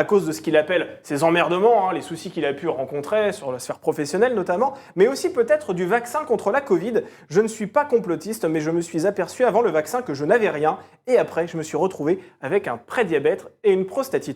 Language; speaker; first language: French; native; French